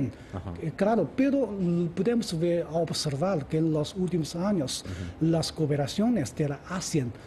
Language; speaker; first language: Spanish; non-native, fluent; Chinese